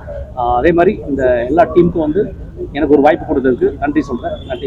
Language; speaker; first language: Tamil; native; Tamil